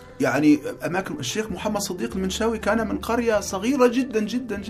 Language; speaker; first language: Arabic; native; Arabic